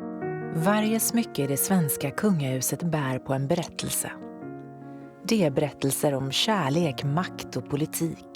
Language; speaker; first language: Swedish; native; Swedish